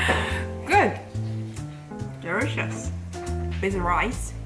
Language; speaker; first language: English; non-native, learner; Japanese